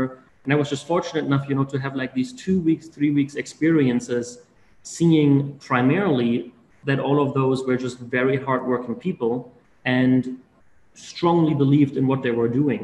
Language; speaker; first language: English; non-native, fluent; German